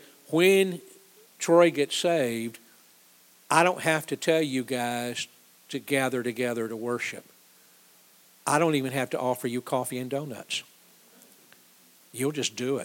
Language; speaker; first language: English; native; English